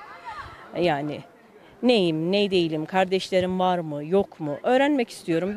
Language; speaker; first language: Turkish; native; Turkish